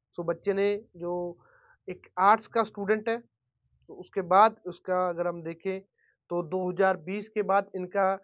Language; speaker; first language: Hindi; non-native, local second language; Punjabi